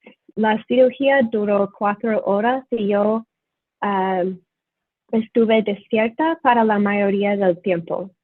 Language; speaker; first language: Spanish; non-native, fluent; English